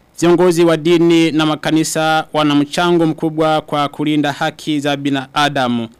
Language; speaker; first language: Swahili; non-native, local second language; Rundi